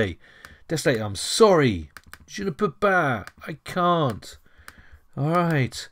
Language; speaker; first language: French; non-native, fluent; English